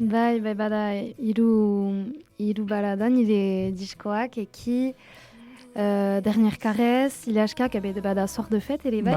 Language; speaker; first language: Basque; non-native, local second language; French